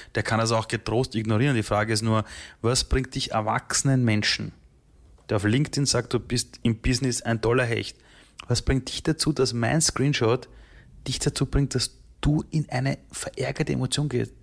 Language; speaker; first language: German; native; German